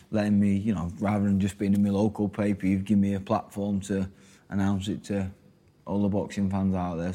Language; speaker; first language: English; native; English